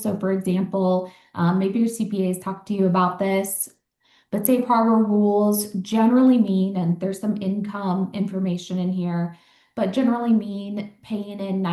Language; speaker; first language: English; native; English